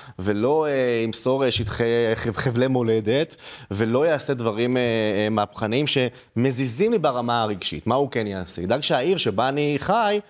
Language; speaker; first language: Hebrew; native; Hebrew